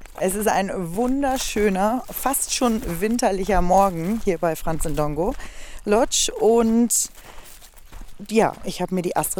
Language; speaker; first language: German; native; German